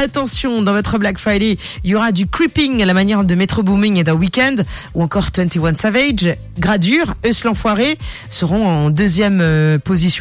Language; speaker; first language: French; non-native, local second language; Morisyen